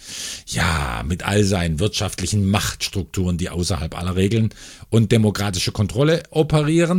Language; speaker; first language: German; native; German